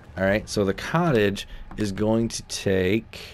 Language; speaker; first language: English; native; English